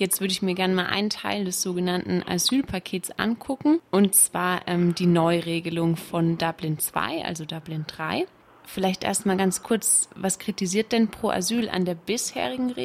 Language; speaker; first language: German; native; German